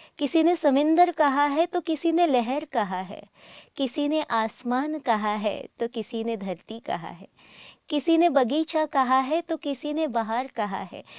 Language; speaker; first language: Hindi; native; Hindi